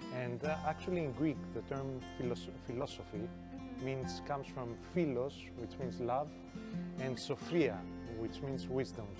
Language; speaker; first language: English; non-native, fluent; Greek